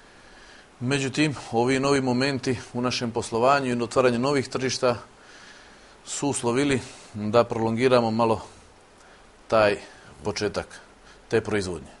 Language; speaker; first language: Serbian; native; Serbian